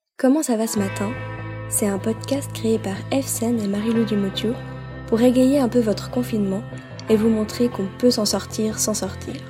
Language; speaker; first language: French; native; French